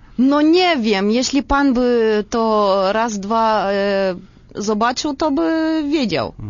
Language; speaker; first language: Polish; non-native, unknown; Russian